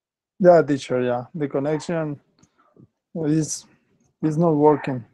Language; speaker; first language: English; non-native, learner; Spanish